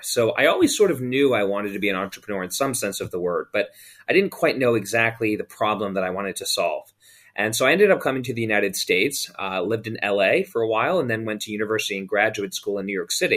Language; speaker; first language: English; native; English